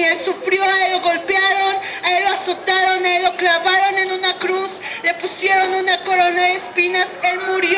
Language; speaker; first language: Spanish; native; Spanish